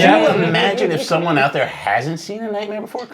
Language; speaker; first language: English; native; English